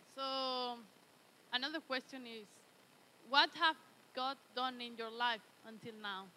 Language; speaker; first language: English; early bilingual, other home language; Spanish